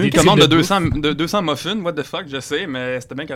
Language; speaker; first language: French; native; French